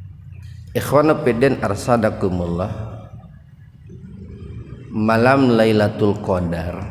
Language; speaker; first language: Indonesian; native; Indonesian